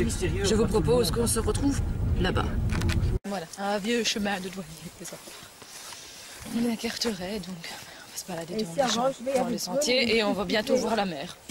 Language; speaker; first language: French; native; French